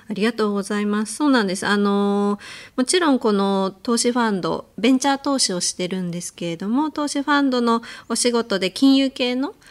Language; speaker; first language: Japanese; native; Japanese